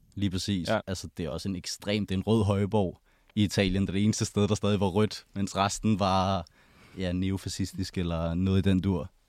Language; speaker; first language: Danish; native; Danish